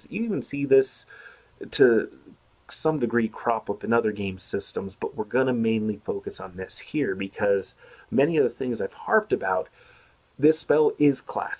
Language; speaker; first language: English; native; English